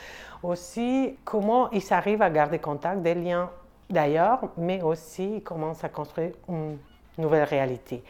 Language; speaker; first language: French; non-native, fluent; Spanish